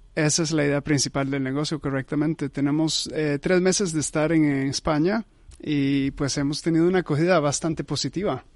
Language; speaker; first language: Spanish; early bilingual, heritage; Spanish